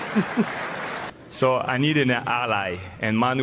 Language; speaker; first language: English; non-native, fluent; French